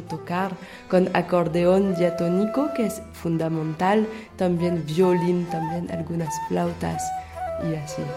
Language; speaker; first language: Spanish; non-native, learner; French